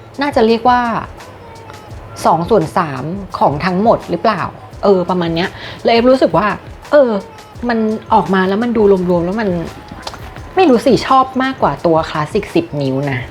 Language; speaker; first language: Thai; native; Thai